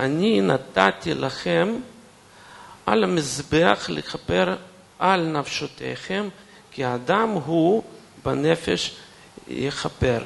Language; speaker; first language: Hebrew; non-native, fluent; Russian